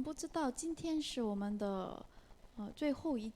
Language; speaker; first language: Chinese; non-native, fluent; Korean